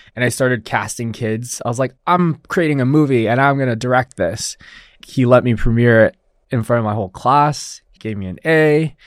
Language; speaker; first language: English; early bilingual, other home language; Chinese